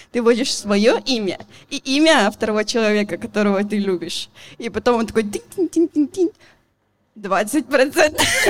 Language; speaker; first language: Russian; non-native, learner; Spanish